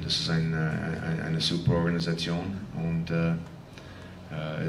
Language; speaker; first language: German; non-native, fluent; English